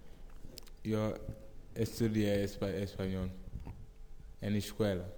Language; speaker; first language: Spanish; non-native, learner; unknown